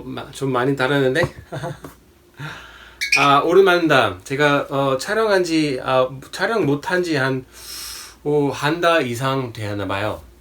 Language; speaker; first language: Korean; non-native, fluent; English